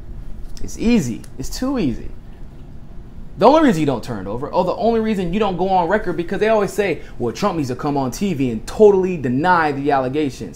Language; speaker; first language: English; native; English